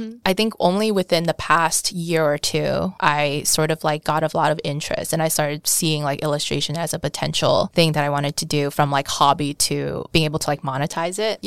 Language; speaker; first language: English; early bilingual, other home language; Vietnamese